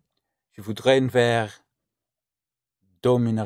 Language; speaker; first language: French; non-native, learner; English